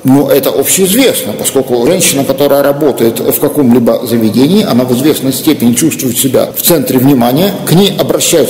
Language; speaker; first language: Russian; native; Russian